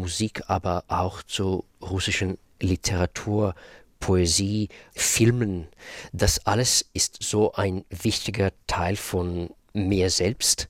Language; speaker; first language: German; non-native, fluent; Russian